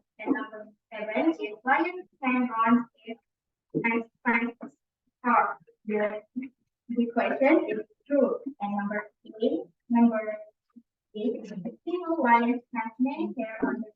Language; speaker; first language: English; non-native, fluent; Indonesian